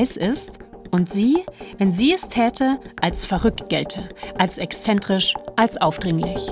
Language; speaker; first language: German; native; German